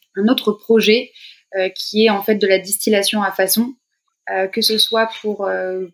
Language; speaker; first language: French; native; French